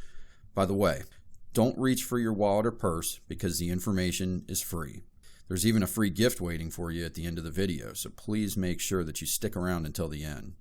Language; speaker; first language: English; native; English